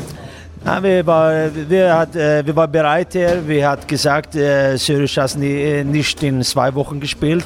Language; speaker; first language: German; non-native, learner; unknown